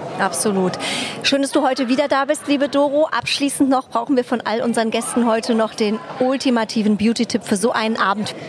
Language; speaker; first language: German; native; German